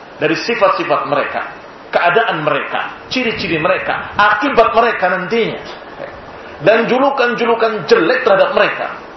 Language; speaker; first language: Indonesian; native; Indonesian